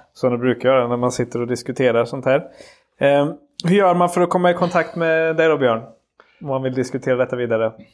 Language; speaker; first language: Swedish; native; Swedish